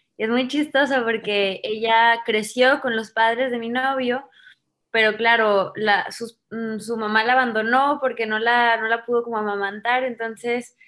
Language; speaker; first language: Spanish; native; Spanish